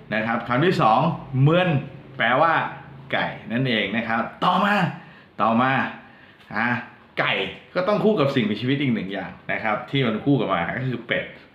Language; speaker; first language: Thai; non-native, local second language; Northern Khmer